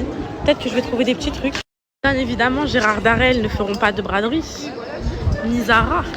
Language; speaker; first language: French; native; French